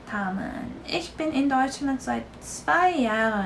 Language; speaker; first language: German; non-native, fluent; Korean